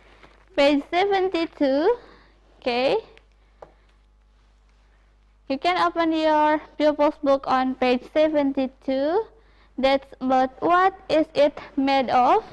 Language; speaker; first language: English; non-native, fluent; Indonesian